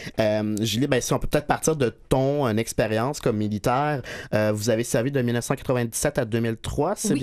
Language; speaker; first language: French; native; French